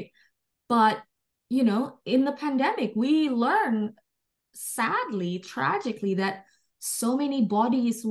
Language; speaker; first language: English; non-native, fluent; Indonesian